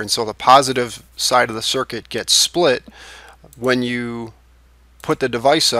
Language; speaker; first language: English; native; English